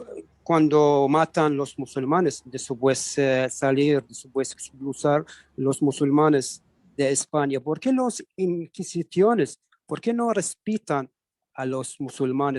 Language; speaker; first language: Spanish; non-native, learner; Arabic